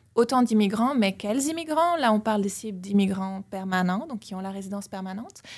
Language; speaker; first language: French; native; French